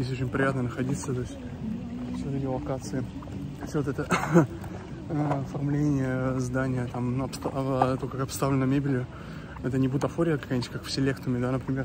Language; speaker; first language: Russian; native; Russian